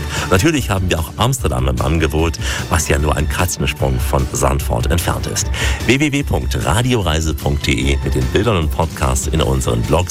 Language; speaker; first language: German; native; German